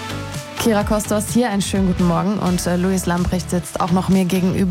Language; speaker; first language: German; native; German